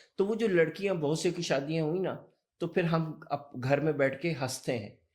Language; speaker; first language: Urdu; early bilingual, heritage; Urdu